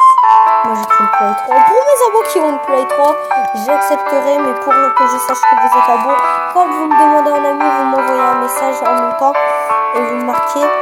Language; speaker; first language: French; native; French